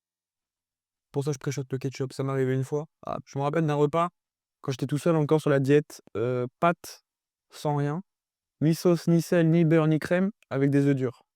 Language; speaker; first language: French; native; French